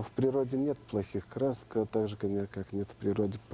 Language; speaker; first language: Russian; native; Russian